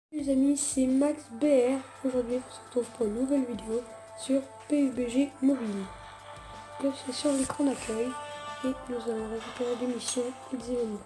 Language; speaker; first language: French; native; French